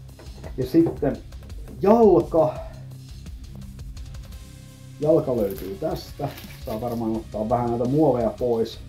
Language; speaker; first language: Finnish; native; Finnish